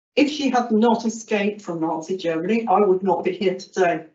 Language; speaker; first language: English; native; English